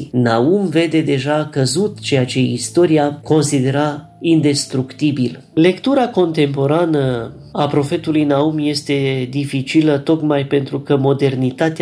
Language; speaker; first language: Romanian; native; Romanian